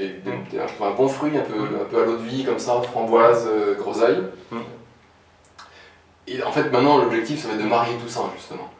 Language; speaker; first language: French; native; French